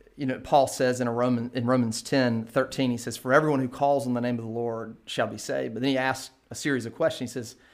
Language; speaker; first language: English; native; English